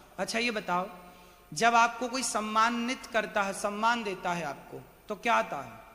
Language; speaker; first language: Hindi; native; Hindi